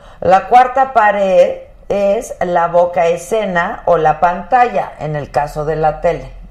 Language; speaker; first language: Spanish; native; Spanish